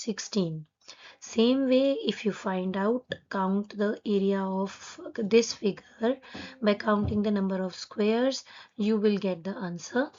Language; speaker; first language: English; non-native, local second language; Hindi